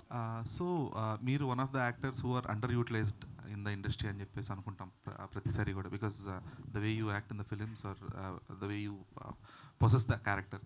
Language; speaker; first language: Telugu; native; Telugu